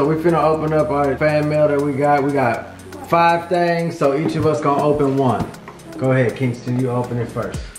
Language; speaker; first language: English; native; English